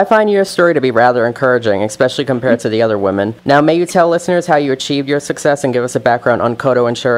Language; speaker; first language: English; native; English